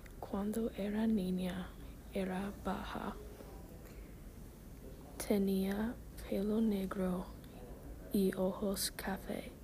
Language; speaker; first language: Spanish; non-native, learner; English